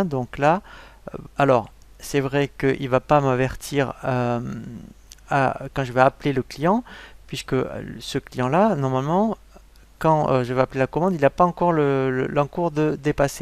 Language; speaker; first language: French; native; French